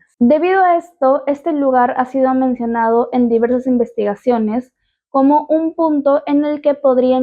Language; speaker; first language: Spanish; native; Spanish